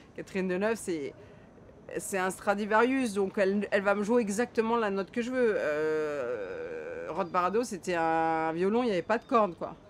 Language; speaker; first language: French; native; French